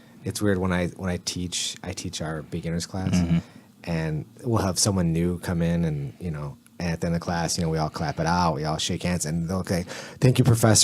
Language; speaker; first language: English; native; English